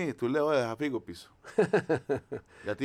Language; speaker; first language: Greek; non-native, learner; Spanish